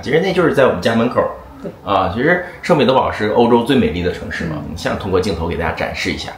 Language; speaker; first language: Chinese; native; Chinese